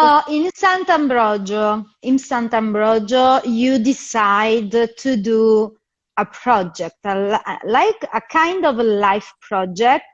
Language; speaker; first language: English; non-native, fluent; Italian